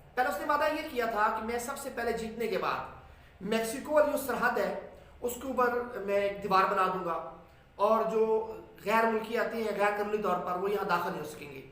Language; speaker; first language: Urdu; non-native, local second language; Punjabi